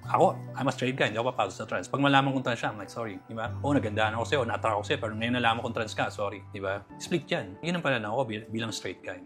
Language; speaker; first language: Filipino; native; Filipino